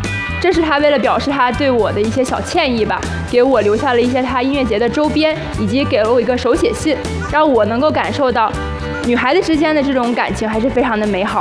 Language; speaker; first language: Chinese; native; Chinese